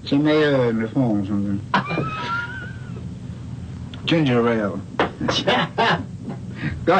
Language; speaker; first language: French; non-native, learner; English